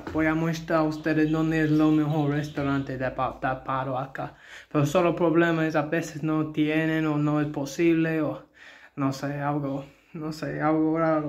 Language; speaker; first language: Spanish; non-native, learner; English